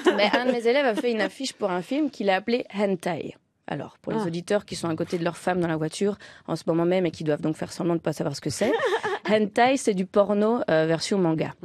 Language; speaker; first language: French; native; French